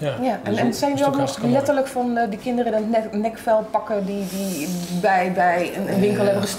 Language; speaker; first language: Dutch; native; Dutch